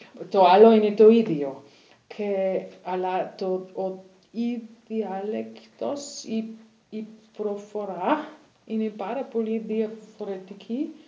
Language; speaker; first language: Greek; non-native, learner; German